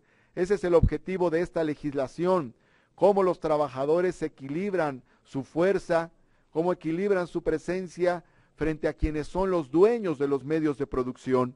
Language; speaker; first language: Spanish; native; Spanish